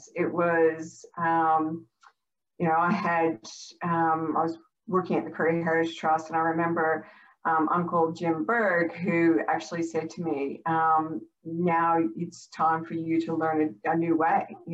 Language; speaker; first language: English; native; English